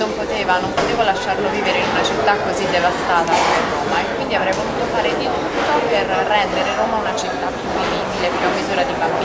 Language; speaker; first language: Italian; native; Italian